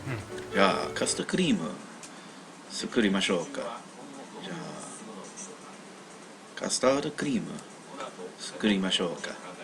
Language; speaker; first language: Japanese; non-native, learner; English